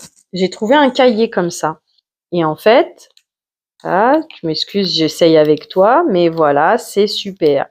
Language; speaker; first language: French; native; French